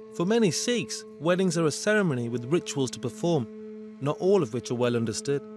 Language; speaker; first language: English; native; English